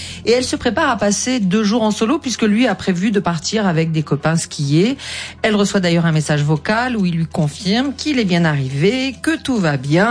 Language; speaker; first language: French; native; French